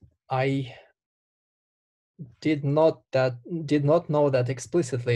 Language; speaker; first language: English; non-native, fluent; Russian